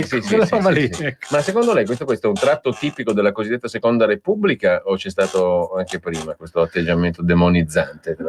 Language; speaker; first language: Italian; native; Italian